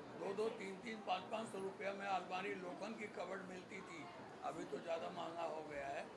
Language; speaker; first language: Hindi; non-native, local second language; Marathi